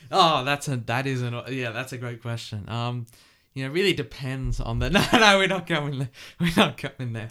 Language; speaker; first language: English; native; English